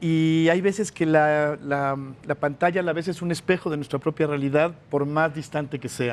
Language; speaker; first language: Spanish; native; Spanish